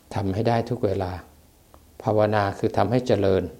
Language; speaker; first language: Thai; native; Thai